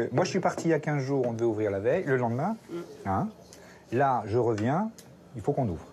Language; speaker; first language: French; native; French